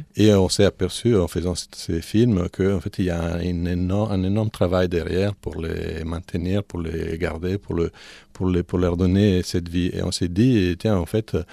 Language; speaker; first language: French; non-native, fluent; Italian